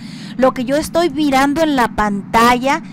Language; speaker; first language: Spanish; native; Spanish